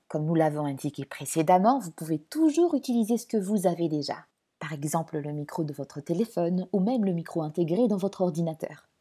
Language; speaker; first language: French; non-native, local second language; Malagasy